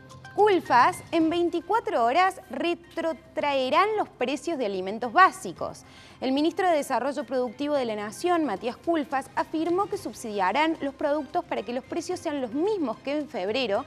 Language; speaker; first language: Spanish; native; Spanish